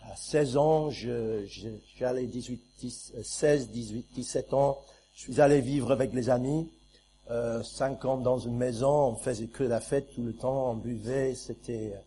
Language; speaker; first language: French; non-native, fluent; English